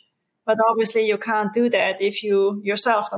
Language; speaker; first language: English; non-native, fluent; German